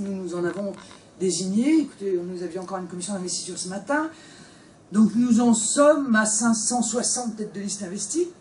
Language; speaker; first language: French; native; French